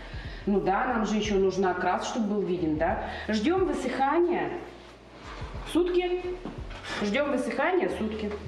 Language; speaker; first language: Russian; native; Russian